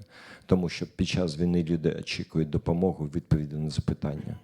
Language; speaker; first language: Ukrainian; non-native, local second language; Russian